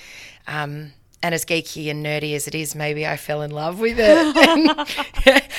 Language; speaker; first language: English; native; English